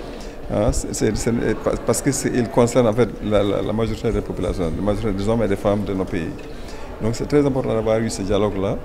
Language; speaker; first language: French; non-native, local second language; Wolof